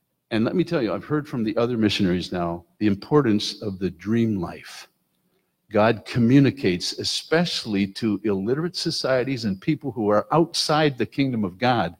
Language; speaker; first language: English; native; English